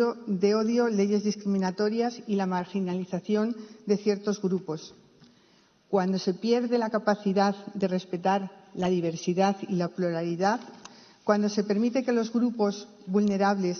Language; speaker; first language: Spanish; native; Spanish